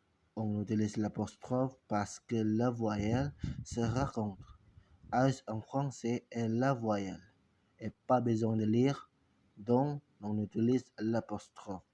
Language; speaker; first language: French; non-native, learner; Indonesian